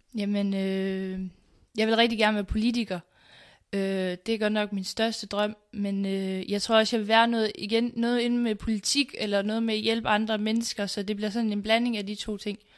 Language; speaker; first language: Danish; early bilingual, other home language; Central Kurdish